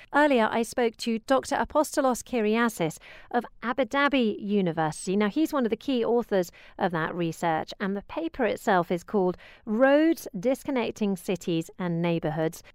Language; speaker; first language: English; native; English